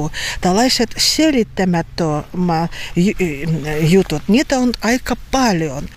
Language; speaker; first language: Finnish; non-native, learner; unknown